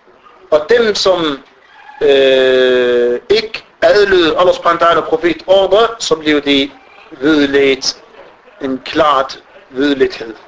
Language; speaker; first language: Danish; non-native, fluent; Arabic